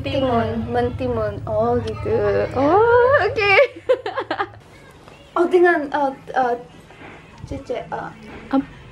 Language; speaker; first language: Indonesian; non-native, learner; English